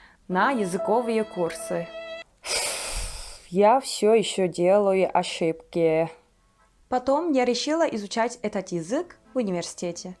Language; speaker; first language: Russian; non-native, fluent; Turkish